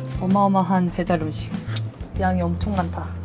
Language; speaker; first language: Korean; native; Korean